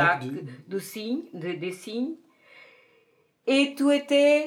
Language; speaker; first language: French; non-native, fluent; Portuguese